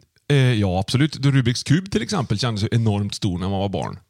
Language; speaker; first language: Swedish; native; Swedish